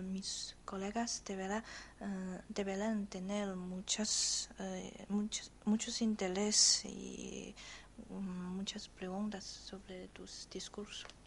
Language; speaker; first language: Spanish; non-native, fluent; Chinese